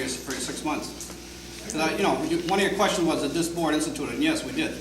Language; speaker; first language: English; native; English